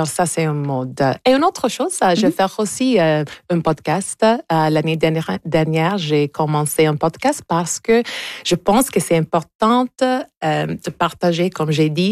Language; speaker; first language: French; non-native, local second language; English